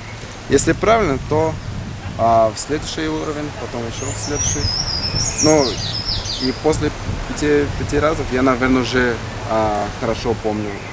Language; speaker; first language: Russian; non-native, fluent; Portuguese